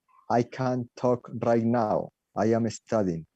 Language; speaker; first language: English; non-native, learner; Spanish